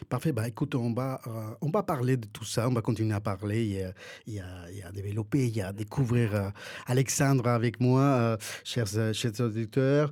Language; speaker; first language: French; non-native, fluent; Spanish